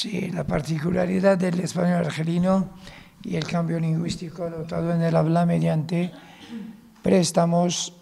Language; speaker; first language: Spanish; non-native, fluent; Arabic